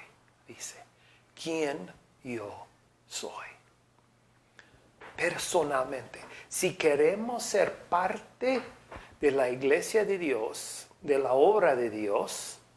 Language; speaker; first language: Spanish; non-native, fluent; English